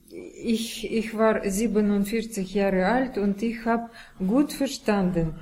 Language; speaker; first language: German; non-native, fluent; Russian